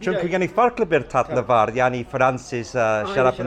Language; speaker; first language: Turkish; non-native, learner; English